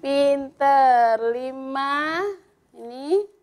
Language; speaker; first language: Indonesian; native; Indonesian